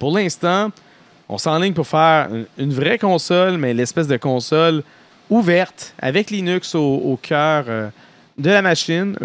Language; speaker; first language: French; native; French